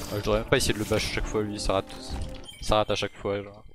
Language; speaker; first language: French; native; French